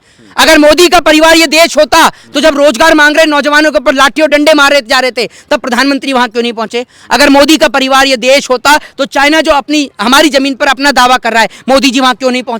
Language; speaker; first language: Hindi; native; Hindi